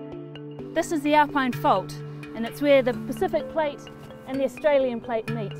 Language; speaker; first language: English; native; English